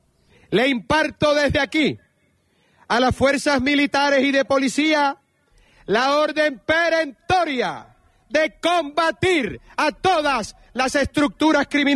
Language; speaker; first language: Spanish; native; Spanish